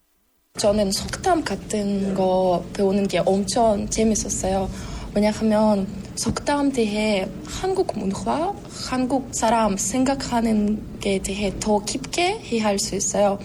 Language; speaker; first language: Korean; non-native, learner; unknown